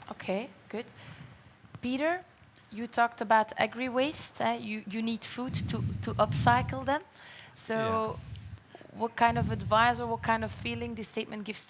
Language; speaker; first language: English; non-native, fluent; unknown